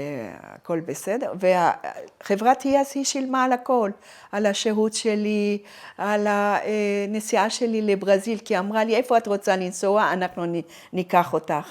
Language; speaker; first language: Hebrew; non-native, fluent; Arabic